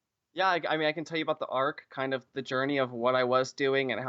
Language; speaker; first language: English; native; English